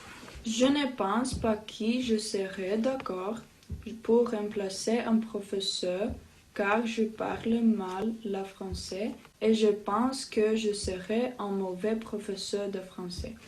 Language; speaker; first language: French; non-native, learner; Lithuanian